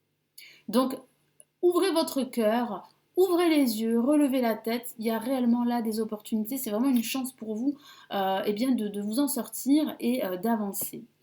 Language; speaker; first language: French; native; French